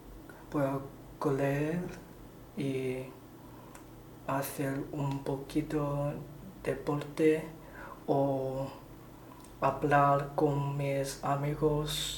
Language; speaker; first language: Spanish; non-native, learner; Chinese